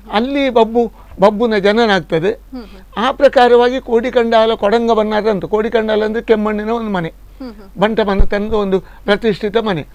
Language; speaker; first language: Kannada; non-native, local second language; Tulu